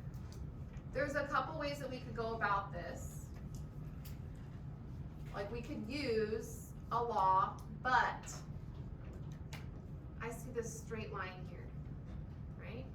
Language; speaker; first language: English; native; English